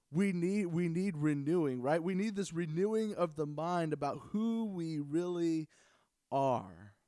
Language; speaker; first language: English; native; English